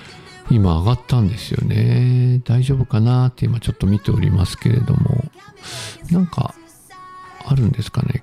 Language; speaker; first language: Japanese; native; Japanese